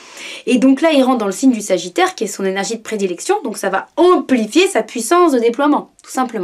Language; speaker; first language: French; native; French